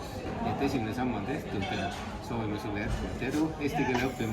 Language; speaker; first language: Estonian; native; Estonian